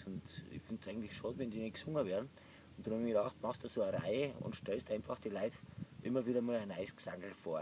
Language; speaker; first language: German; native; German